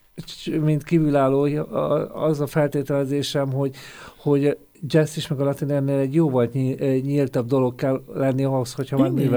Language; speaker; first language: Hungarian; native; Hungarian